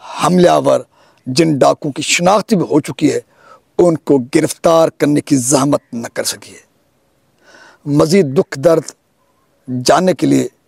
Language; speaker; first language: Urdu; non-native, local second language; Sindhi